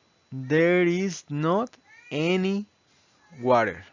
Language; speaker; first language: English; non-native, fluent; Spanish